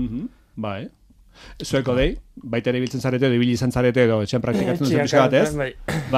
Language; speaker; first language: Basque; native; Basque